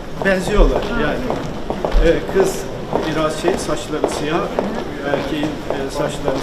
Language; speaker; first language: Turkish; native; Turkish